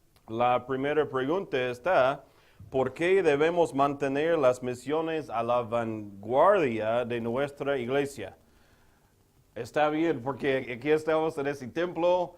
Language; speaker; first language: Spanish; non-native, fluent; English